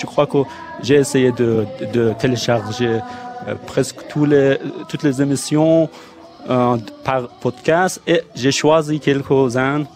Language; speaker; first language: French; non-native, fluent; Persian